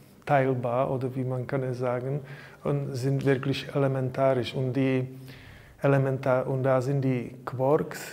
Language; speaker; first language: German; non-native, learner; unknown